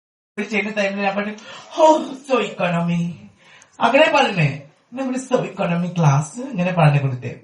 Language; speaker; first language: Malayalam; non-native, fluent; Assamese